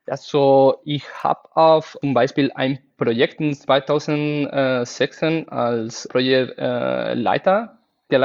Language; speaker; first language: German; non-native, fluent; Spanish